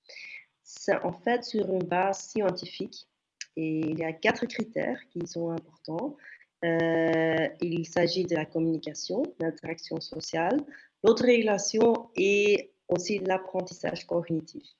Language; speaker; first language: French; non-native, local second language; Dutch